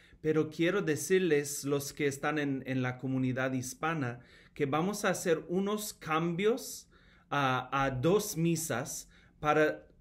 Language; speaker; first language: Spanish; non-native, fluent; English